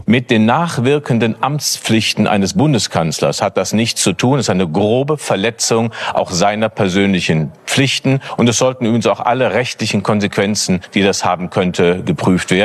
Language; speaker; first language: German; native; German